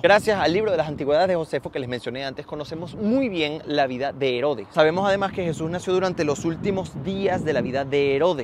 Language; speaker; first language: Spanish; native; Spanish